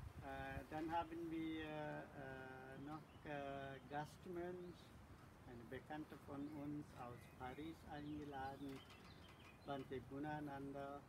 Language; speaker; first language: German; non-native, learner; Sinhala